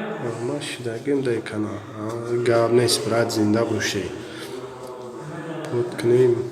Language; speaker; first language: Russian; non-native, learner; Tajik